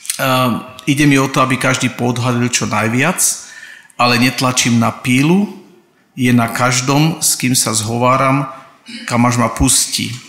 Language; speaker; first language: Slovak; native; Slovak